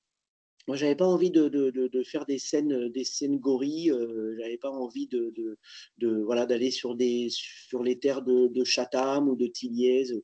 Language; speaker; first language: French; native; French